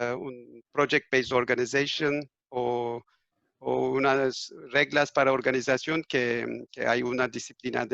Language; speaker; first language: Spanish; non-native, fluent; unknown